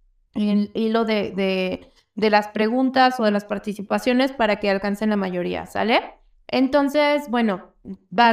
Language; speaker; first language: Spanish; native; Spanish